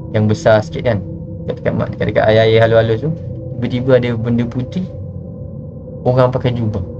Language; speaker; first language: Malay; native; Malay